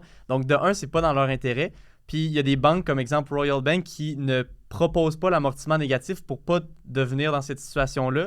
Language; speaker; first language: French; native; French